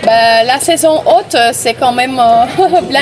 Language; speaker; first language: French; non-native, fluent; Thai